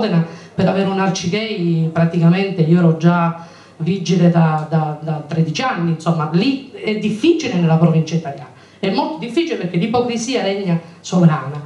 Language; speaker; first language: Italian; native; Italian